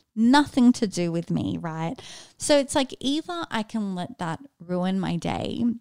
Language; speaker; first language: English; native; English